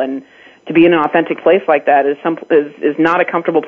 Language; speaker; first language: English; native; English